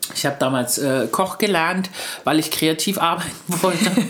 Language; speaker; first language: German; native; German